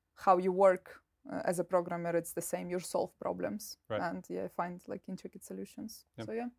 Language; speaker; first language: English; non-native, fluent; Russian